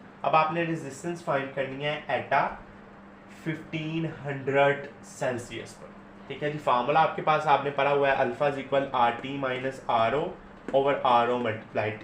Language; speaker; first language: Hindi; non-native, local second language; Punjabi